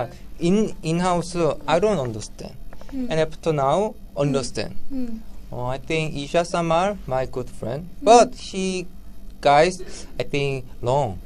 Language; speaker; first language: English; non-native, learner; Korean